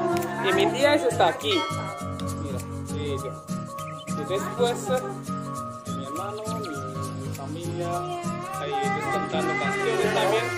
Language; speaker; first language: Spanish; non-native, learner; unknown